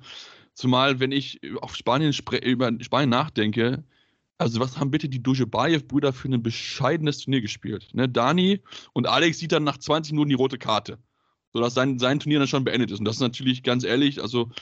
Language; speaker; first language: German; native; German